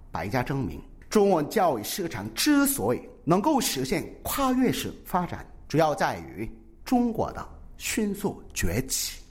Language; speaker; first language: Chinese; non-native, fluent; Korean